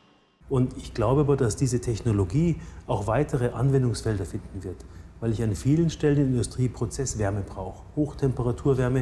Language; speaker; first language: German; native; German